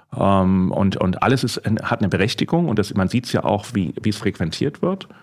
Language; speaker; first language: German; native; German